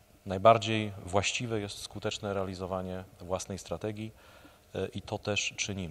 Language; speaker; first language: Polish; native; Polish